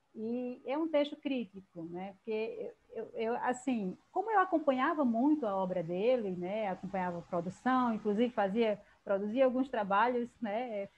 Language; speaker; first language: Portuguese; native; Portuguese